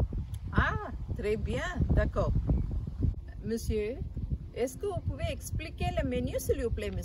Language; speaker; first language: French; non-native, fluent; Tamil